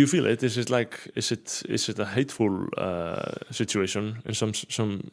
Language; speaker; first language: English; non-native, fluent; Icelandic